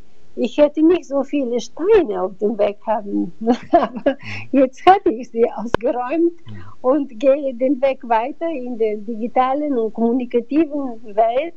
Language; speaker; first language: German; non-native, fluent; Bulgarian